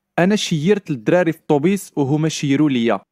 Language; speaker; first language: Arabic; non-native, learner; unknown